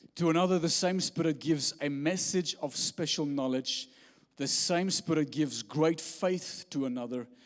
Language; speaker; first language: English; non-native, local second language; Afrikaans